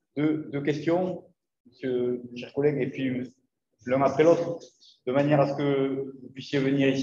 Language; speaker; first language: French; native; French